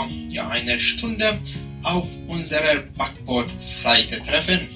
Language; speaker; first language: German; non-native, fluent; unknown